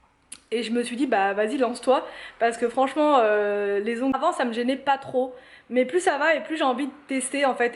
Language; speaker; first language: French; native; French